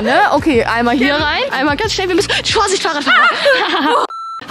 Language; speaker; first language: German; native; German